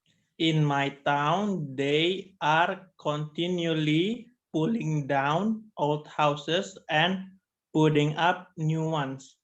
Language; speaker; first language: English; non-native, learner; Indonesian